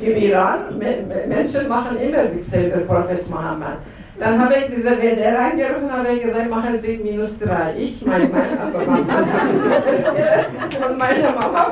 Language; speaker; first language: German; non-native, fluent; Persian